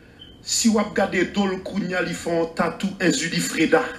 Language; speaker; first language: French; non-native, local second language; Haitian Creole